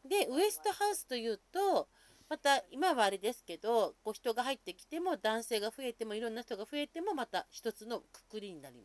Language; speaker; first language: Japanese; native; Japanese